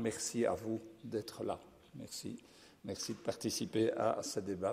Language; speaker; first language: French; native; French